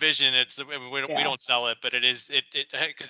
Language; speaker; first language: English; native; English